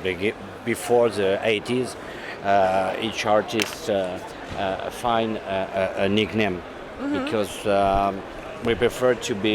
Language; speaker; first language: English; non-native, fluent; French